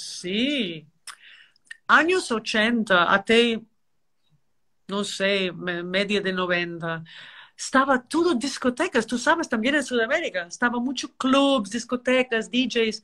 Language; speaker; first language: Spanish; non-native, learner; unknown